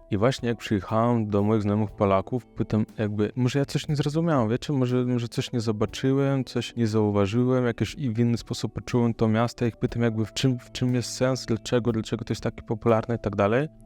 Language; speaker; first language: Polish; non-native, fluent; Russian